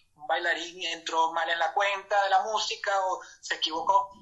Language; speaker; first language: Spanish; native; Spanish